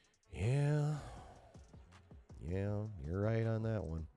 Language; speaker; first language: English; native; English